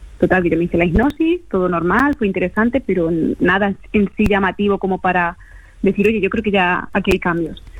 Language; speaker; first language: Spanish; early bilingual, other home language; Portuguese